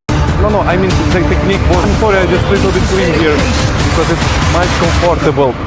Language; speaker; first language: English; non-native, learner; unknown